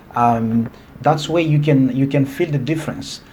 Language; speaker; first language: English; non-native, fluent; Lingala